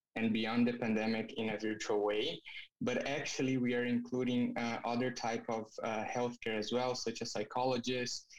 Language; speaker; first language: English; non-native, fluent; Portuguese